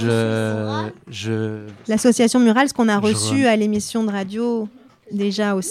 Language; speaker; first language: French; native; French